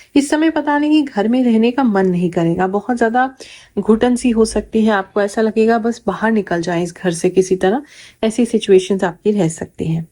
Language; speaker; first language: Hindi; native; Hindi